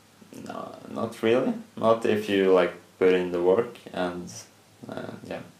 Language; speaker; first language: English; non-native, fluent; Norwegian